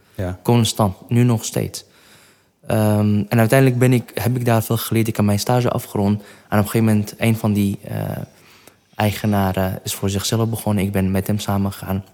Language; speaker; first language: Dutch; non-native, fluent; Arabic